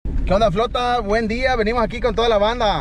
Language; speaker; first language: Spanish; native; Spanish